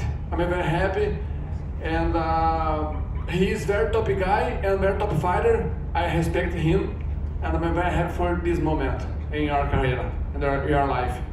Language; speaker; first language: English; non-native, learner; Portuguese